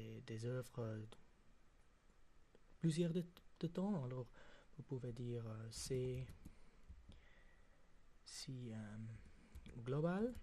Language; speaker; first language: French; non-native, local second language; German